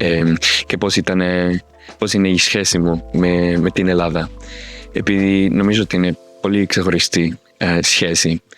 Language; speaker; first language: Greek; non-native, fluent; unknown